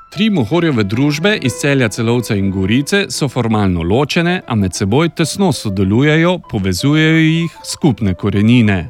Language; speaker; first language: Slovenian; native; Slovenian